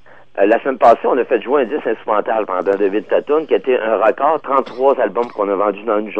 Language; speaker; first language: French; native; French